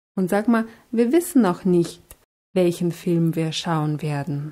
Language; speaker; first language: German; non-native, fluent; Russian